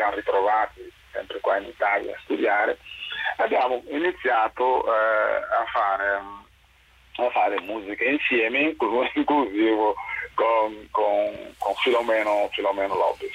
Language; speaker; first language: Italian; non-native, fluent; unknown